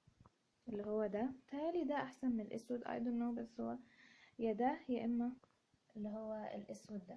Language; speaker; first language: Arabic; native; Arabic